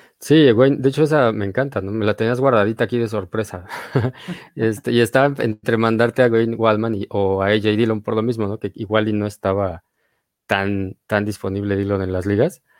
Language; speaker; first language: Spanish; native; Spanish